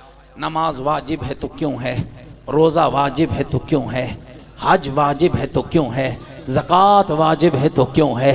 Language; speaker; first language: Urdu; native; Urdu